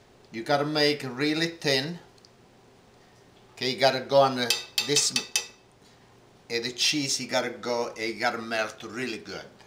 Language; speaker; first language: English; non-native, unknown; Italian